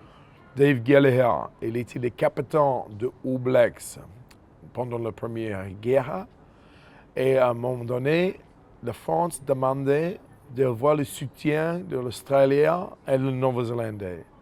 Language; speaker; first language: French; non-native, fluent; English